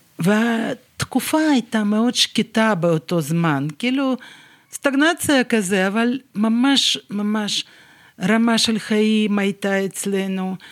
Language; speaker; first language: Hebrew; non-native, fluent; Russian